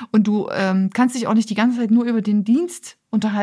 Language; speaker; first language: German; native; German